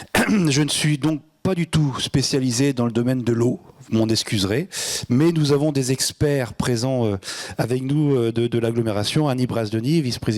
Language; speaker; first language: French; native; French